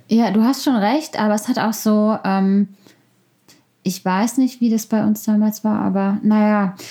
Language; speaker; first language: German; early bilingual, other home language; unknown